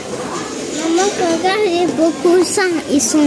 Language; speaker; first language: French; native; French